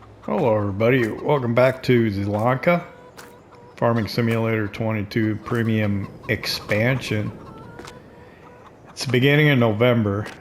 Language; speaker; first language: English; native; English